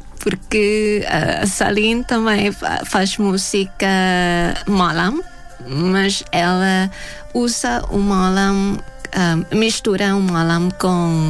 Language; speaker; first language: Portuguese; non-native, fluent; Thai